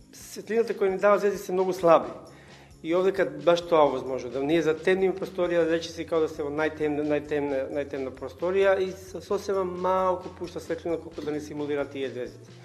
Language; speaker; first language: Macedonian; native; Macedonian